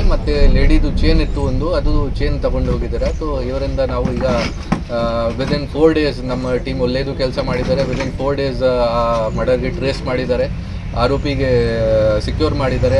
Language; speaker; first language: Kannada; non-native, fluent; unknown